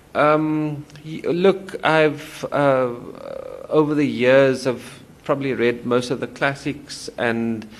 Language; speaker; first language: English; native; English